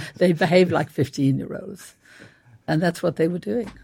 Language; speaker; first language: English; native; English